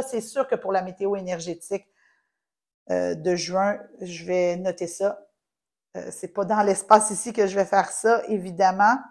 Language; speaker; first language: French; native; French